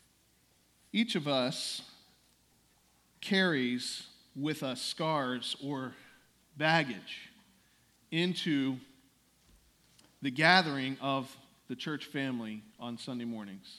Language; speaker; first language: English; native; English